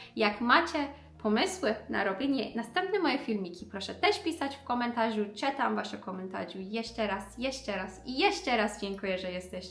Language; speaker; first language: Polish; non-native, learner; Persian